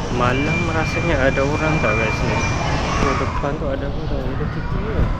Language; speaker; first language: Malay; non-native, fluent; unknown